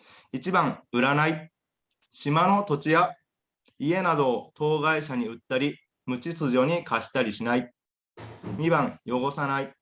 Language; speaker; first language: Japanese; native; Japanese